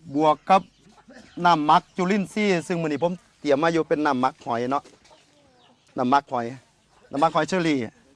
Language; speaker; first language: Thai; native; Thai